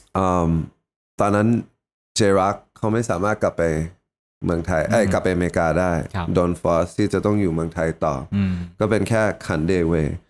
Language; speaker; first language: Thai; early bilingual, heritage; Thai